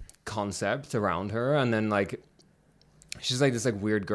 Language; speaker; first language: English; native; English